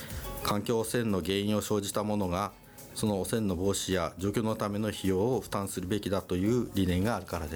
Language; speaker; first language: Japanese; native; Japanese